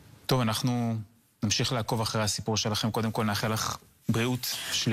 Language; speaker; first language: Hebrew; native; Hebrew